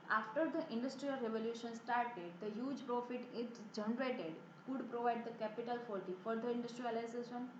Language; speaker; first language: English; non-native, local second language; Gujarati